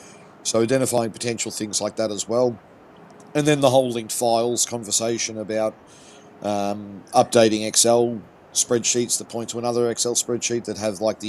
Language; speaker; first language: English; native; English